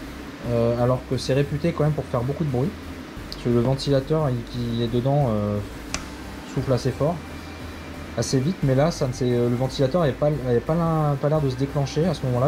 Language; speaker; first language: French; native; French